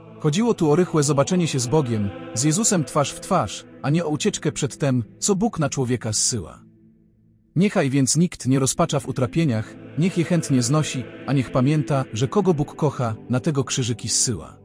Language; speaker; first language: Polish; native; Polish